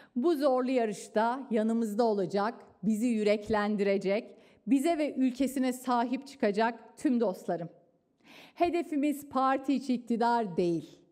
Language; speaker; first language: Turkish; native; Turkish